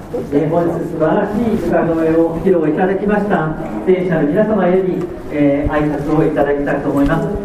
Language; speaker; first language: Japanese; native; Japanese